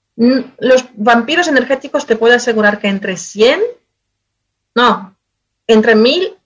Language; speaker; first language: Spanish; non-native, fluent; Polish